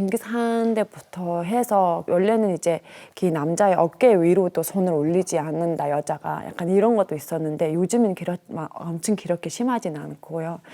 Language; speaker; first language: Korean; non-native, fluent; Mongolian